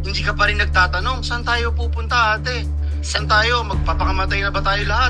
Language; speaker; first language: Filipino; native; Filipino